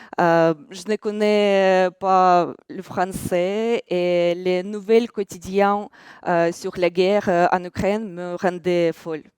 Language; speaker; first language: French; non-native, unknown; Russian